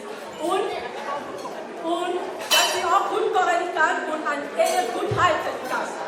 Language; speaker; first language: German; non-native, learner; French